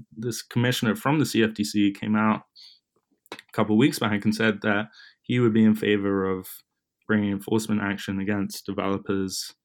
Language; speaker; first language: English; native; English